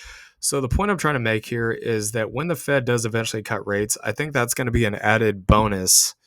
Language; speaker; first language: English; native; English